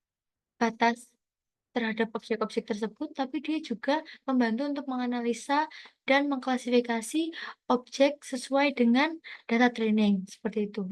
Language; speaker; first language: Indonesian; native; Indonesian